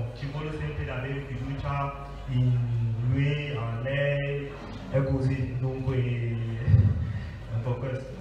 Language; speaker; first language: Italian; non-native, fluent; French